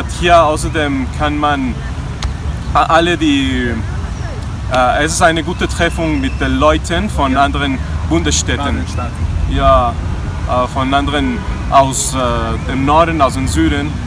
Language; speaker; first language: German; non-native, fluent; Spanish